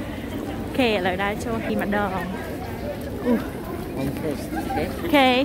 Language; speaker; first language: English; non-native, learner; Khmer